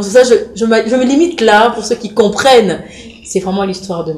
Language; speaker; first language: French; non-native, local second language; Lingala